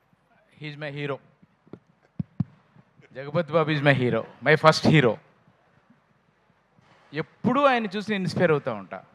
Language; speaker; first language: Telugu; native; Telugu